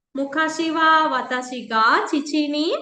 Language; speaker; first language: Japanese; non-native, fluent; Sinhala